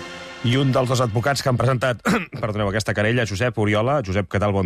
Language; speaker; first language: Catalan; native; Catalan